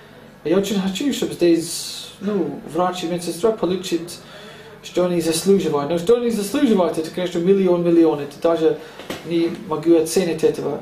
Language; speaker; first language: Russian; non-native, learner; English